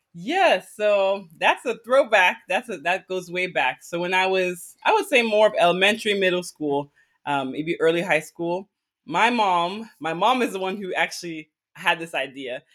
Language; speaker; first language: English; early bilingual, other home language; Akan